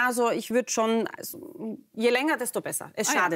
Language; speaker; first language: German; native; German